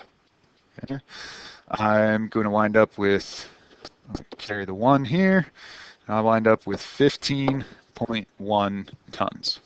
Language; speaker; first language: English; native; English